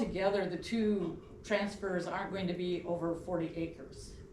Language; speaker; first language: English; native; English